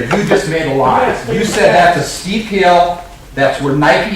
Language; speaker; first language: English; native; English